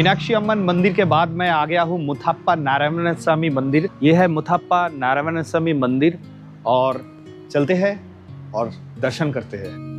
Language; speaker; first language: Hindi; non-native, local second language; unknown